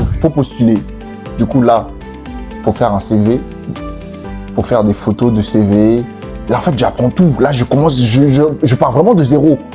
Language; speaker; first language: French; native; French